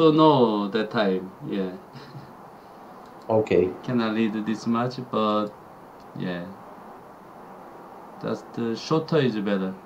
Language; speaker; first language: English; non-native, learner; Korean